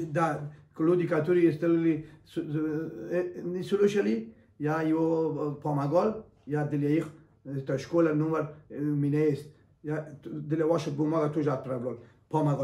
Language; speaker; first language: Russian; non-native, learner; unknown